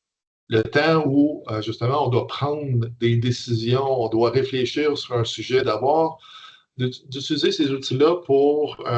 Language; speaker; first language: French; native; French